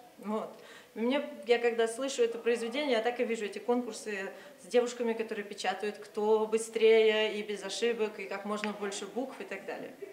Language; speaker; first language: Russian; native; Russian